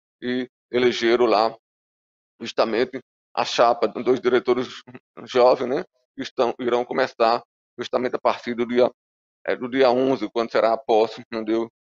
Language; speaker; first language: Portuguese; native; Portuguese